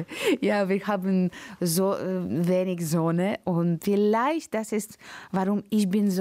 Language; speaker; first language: German; non-native, learner; Latvian